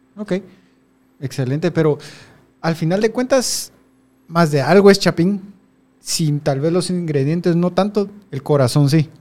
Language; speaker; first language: Spanish; native; Spanish